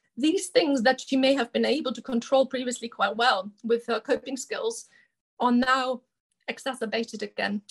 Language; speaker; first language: English; non-native, fluent; German